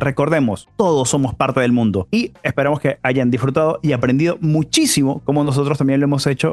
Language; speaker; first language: Spanish; native; Spanish